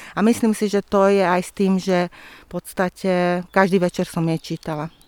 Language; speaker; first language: Slovak; non-native, local second language; Hungarian